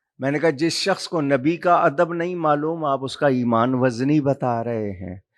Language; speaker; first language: Urdu; non-native, local second language; Punjabi